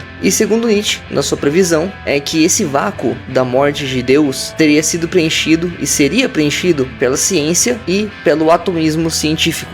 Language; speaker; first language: Portuguese; native; Portuguese